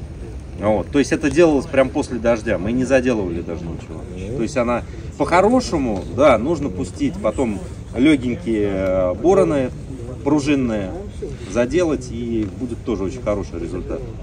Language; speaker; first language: Russian; native; Russian